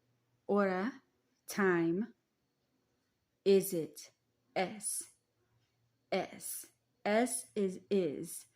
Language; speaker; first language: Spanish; non-native, learner; English